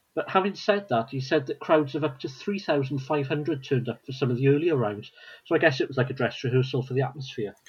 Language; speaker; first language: English; non-native, local second language; Welsh